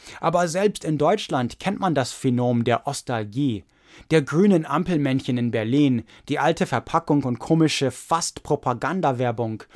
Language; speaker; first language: German; non-native, fluent; English